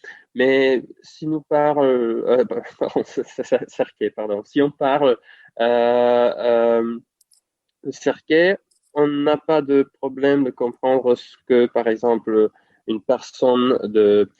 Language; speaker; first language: French; non-native, fluent; Czech